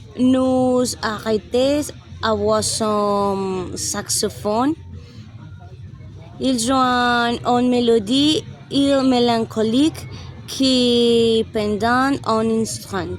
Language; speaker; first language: French; non-native, learner; Spanish